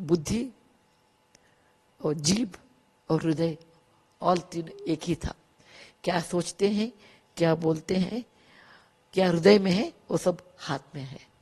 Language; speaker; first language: Hindi; non-native, local second language; Kannada